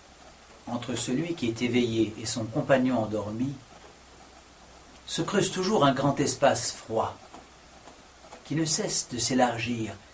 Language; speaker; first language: French; native; French